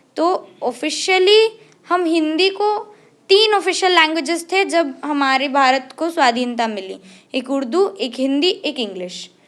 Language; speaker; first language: Hindi; non-native, local second language; Odia